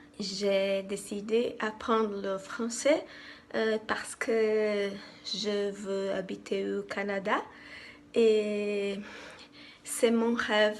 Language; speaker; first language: French; non-native, learner; Portuguese